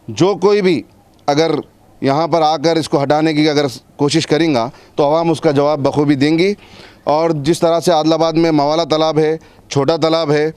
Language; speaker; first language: Hindi; non-native, local second language; Urdu